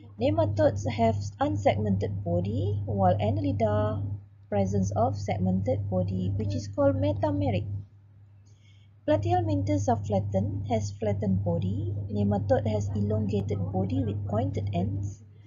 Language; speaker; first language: English; non-native, local second language; Malay